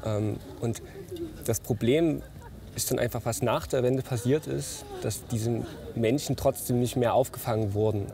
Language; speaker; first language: German; native; German